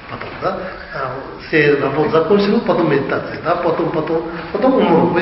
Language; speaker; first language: Russian; non-native, learner; Tibetan